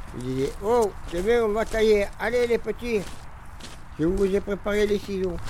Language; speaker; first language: French; native; French